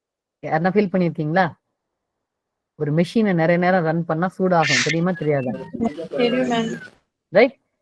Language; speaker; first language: Tamil; native; Tamil